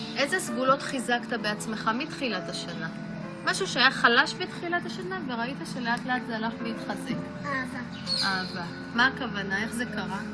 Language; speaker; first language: Hebrew; native; Hebrew